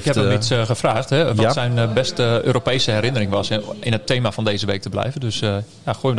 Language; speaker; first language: Dutch; native; Dutch